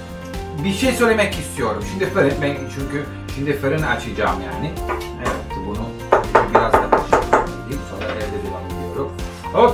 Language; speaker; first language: Turkish; non-native, fluent; Italian